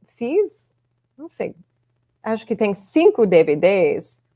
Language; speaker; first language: Portuguese; non-native, fluent; English